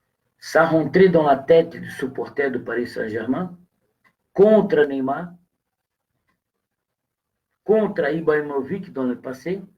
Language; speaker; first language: French; non-native, fluent; Portuguese